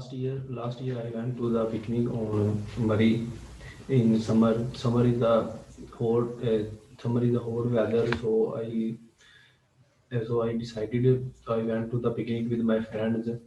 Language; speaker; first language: English; non-native, learner; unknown